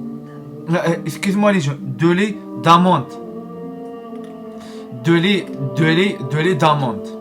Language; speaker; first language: French; non-native, learner; Arabic